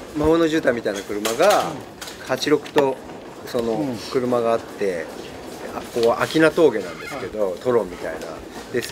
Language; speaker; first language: Japanese; native; Japanese